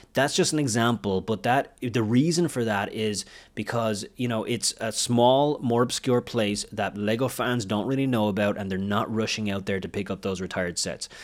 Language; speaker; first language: English; native; English